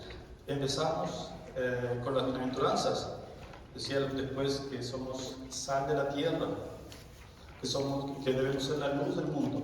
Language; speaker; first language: Spanish; native; Spanish